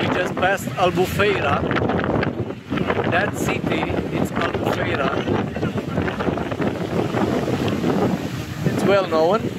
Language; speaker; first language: English; non-native, fluent; Romanian